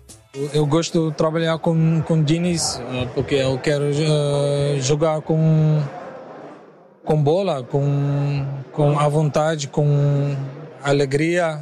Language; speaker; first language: Portuguese; non-native, learner; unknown